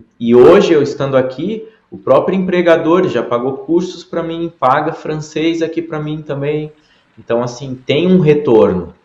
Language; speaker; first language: Portuguese; native; Portuguese